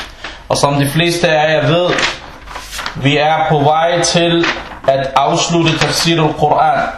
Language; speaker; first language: Danish; non-native, fluent; Arabic